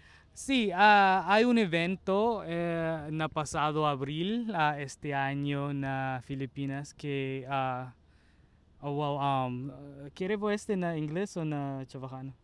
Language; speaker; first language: Spanish; non-native, learner; Chavacano